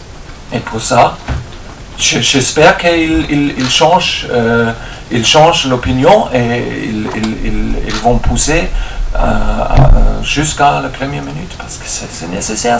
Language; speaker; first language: French; non-native, fluent; German